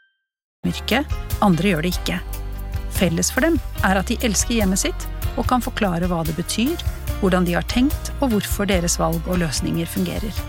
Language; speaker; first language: Norwegian; native; Norwegian